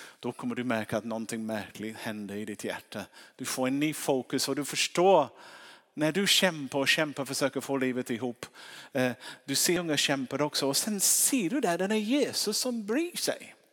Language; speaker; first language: Swedish; non-native, fluent; English